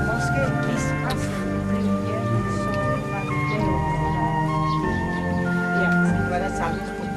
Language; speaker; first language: Danish; non-native, fluent; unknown